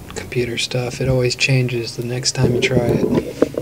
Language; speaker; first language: English; native; English